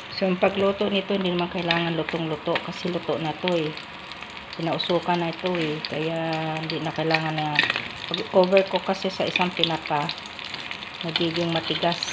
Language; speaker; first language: Filipino; non-native, local second language; Cebuano